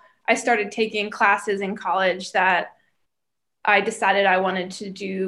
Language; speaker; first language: English; native; English